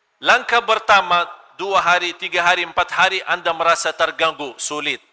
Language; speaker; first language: Malay; non-native, fluent; Arabic